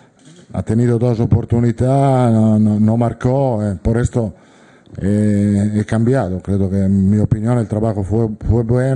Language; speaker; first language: Spanish; non-native, fluent; Italian